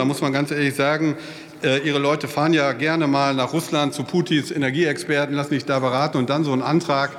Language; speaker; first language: German; native; German